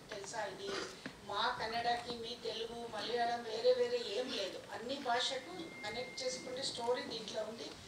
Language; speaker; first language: Telugu; non-native, local second language; Kannada